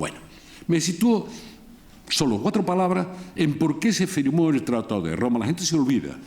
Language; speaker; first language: Spanish; native; Spanish